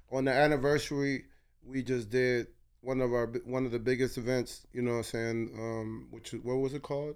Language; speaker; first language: English; early bilingual, other home language; Spanish